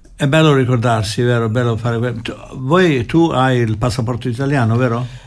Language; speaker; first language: Italian; native; Italian